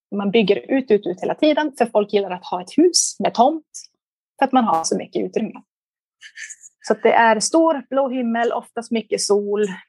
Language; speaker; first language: Swedish; native; Swedish